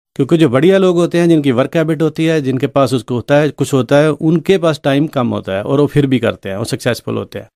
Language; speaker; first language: Hindi; non-native, local second language; Punjabi